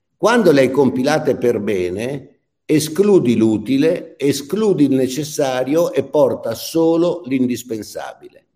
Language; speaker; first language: Italian; native; Italian